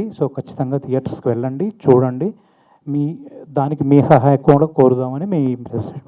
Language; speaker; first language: Telugu; native; Telugu